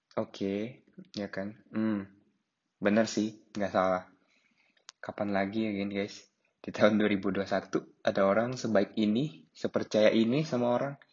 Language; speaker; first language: Indonesian; native; Indonesian